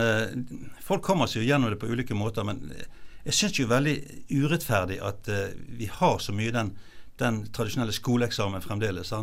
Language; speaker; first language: Norwegian; native; Norwegian